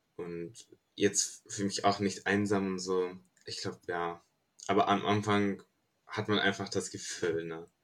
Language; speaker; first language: German; non-native, fluent; Turkish